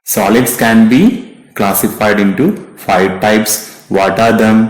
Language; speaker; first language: English; non-native, local second language; Malayalam